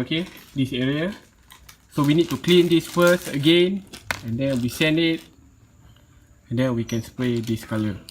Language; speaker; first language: English; non-native, local second language; Malay